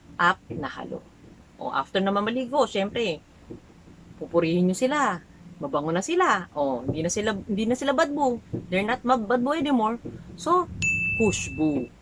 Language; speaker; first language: Filipino; native; Filipino